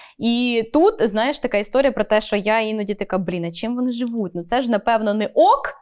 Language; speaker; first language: Ukrainian; native; Ukrainian